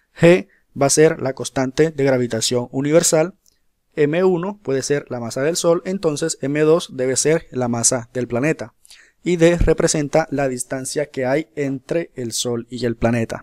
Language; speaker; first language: Spanish; native; Spanish